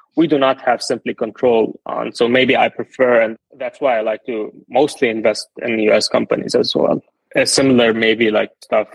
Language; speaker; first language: English; non-native, fluent; Arabic